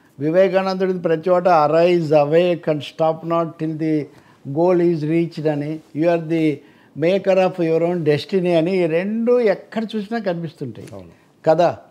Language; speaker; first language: Telugu; native; Telugu